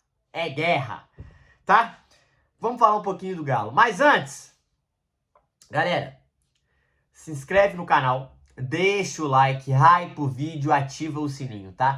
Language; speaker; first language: Portuguese; native; Portuguese